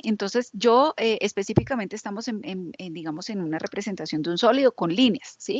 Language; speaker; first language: Spanish; native; Spanish